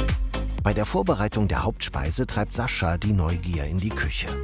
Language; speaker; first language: German; native; German